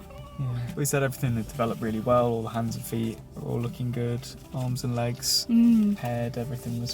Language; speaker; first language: English; native; English